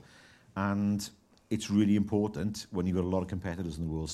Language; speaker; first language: English; native; English